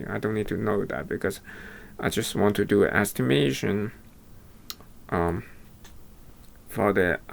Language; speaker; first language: English; non-native, fluent; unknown